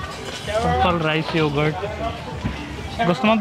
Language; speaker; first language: Filipino; non-native, learner; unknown